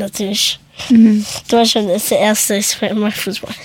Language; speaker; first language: German; early bilingual, other home language; Persian